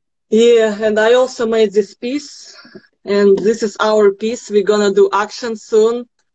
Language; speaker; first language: English; non-native, learner; Russian